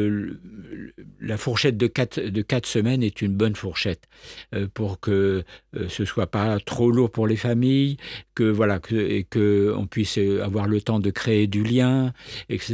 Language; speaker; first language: French; native; French